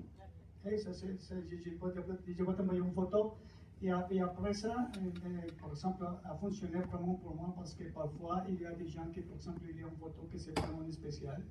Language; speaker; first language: French; non-native, fluent; Spanish